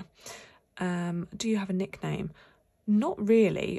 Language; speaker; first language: English; native; English